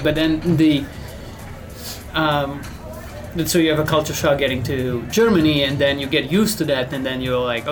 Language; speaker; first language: English; non-native, fluent; Bosnian